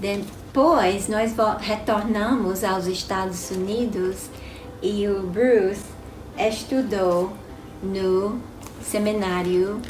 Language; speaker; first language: Portuguese; non-native, fluent; English